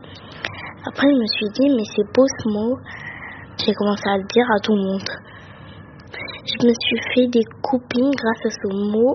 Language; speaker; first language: French; early bilingual, other home language; Arabic